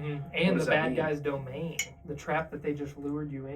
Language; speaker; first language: English; native; English